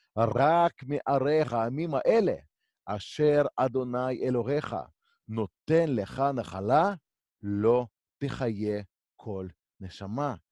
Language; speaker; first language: Hebrew; native; Hebrew